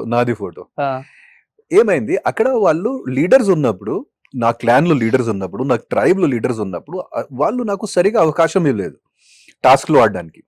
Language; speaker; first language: Telugu; non-native, fluent; Hindi